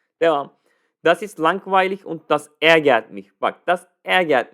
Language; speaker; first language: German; non-native, fluent; Turkish